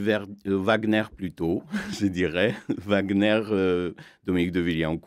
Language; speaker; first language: French; non-native, fluent; Armenian